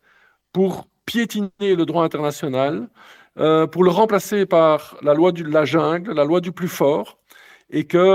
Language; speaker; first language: French; native; French